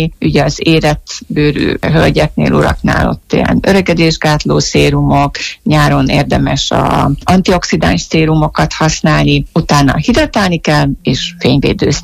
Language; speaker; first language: Hungarian; native; Hungarian